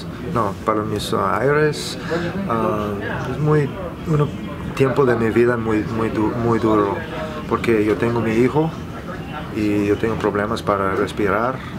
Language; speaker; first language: Spanish; non-native, learner; English